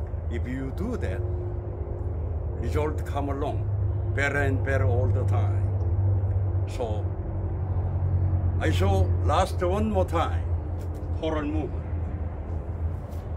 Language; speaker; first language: English; non-native, learner; Korean